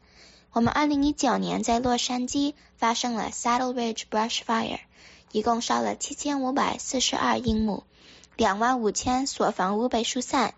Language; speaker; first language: Chinese; early bilingual, heritage; Chinese